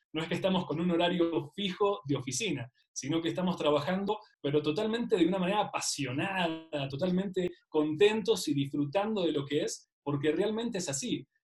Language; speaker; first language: Spanish; native; Spanish